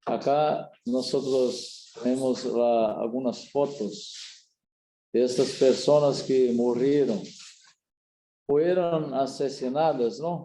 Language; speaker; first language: Spanish; non-native, learner; Portuguese